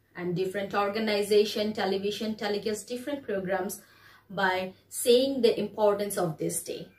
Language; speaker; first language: English; non-native, local second language; Bangla